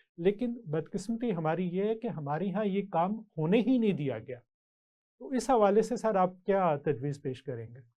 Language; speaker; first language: Urdu; native; Urdu